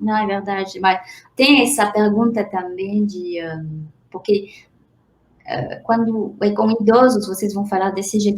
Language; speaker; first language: Portuguese; non-native, fluent; French